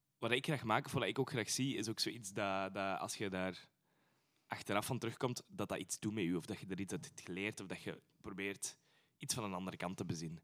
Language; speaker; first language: Dutch; native; Dutch